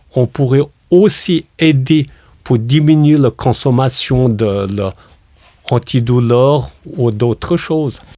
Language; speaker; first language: French; non-native, learner; Chinese